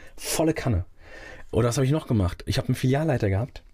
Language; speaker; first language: German; native; German